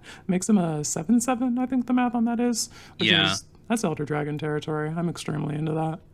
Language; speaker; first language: English; native; English